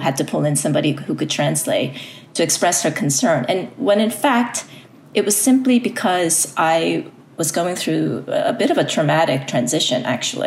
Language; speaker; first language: English; early bilingual, other home language; Korean